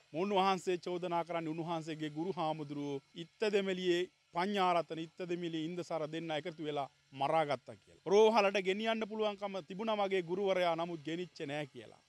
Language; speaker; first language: Sinhala; native; Sinhala